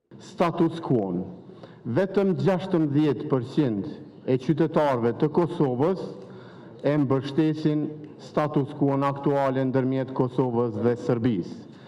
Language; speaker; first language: Albanian; native; Albanian